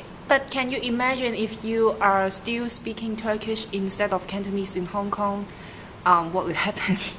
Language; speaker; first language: English; non-native, learner; Cantonese